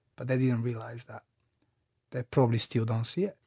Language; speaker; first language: English; non-native, fluent; Bulgarian